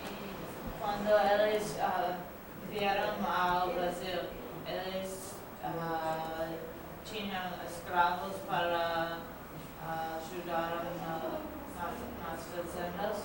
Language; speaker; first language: Portuguese; non-native, learner; English